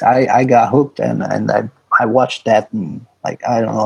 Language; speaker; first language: English; non-native, fluent; Portuguese